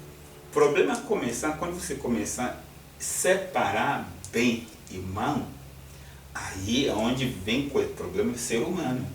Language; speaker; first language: Portuguese; non-native, fluent; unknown